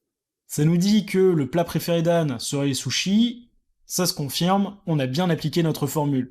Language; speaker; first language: French; native; French